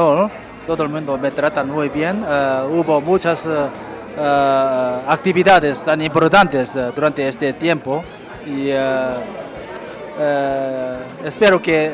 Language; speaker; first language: Spanish; non-native, fluent; Korean